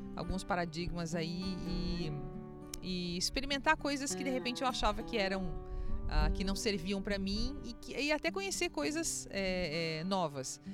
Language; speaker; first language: Portuguese; native; Portuguese